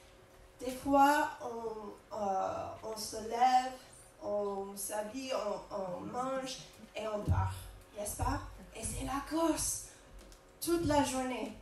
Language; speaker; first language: French; non-native, fluent; English